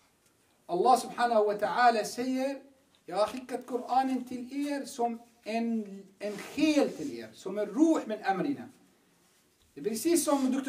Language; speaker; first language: Swedish; non-native, fluent; Arabic